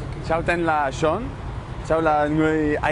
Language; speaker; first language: Vietnamese; non-native, learner; English